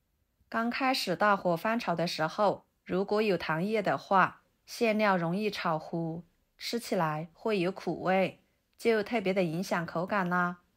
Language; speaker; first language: Chinese; native; Chinese